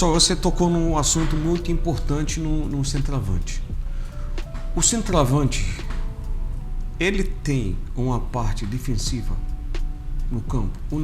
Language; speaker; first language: Portuguese; non-native, fluent; Arabic